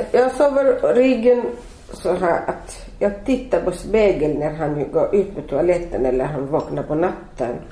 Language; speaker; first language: Swedish; non-native, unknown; Arabic